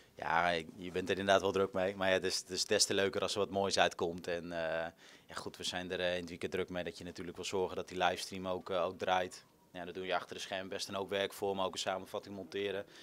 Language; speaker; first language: Dutch; native; Dutch